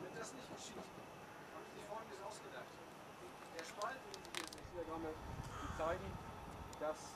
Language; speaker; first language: German; native; German